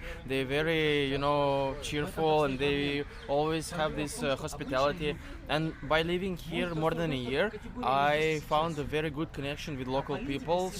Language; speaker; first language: English; non-native, learner; Russian